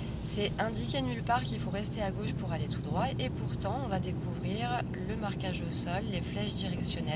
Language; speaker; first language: French; native; French